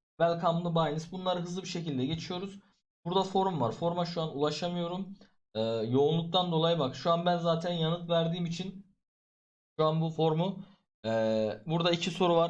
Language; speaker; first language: Turkish; native; Turkish